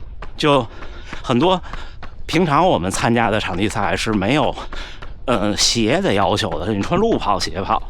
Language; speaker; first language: Chinese; native; Chinese